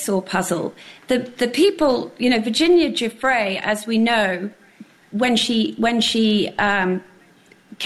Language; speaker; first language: English; native; English